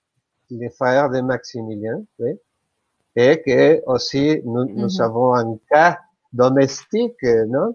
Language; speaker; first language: French; non-native, fluent; Spanish